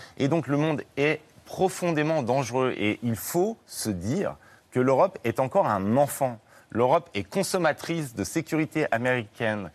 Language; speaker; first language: French; native; French